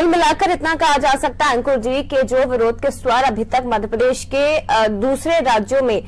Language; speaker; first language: Hindi; native; Hindi